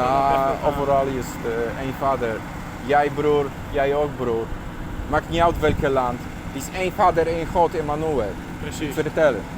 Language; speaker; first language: Dutch; non-native, learner; Polish